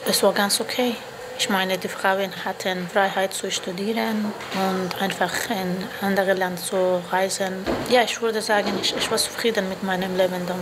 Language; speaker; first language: German; non-native, fluent; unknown